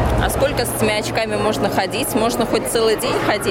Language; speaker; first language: Russian; native; Russian